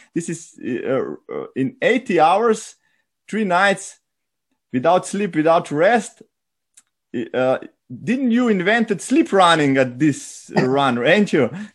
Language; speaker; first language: English; non-native, learner; Slovenian